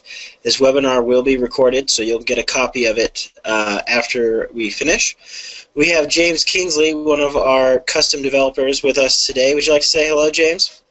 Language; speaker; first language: English; native; English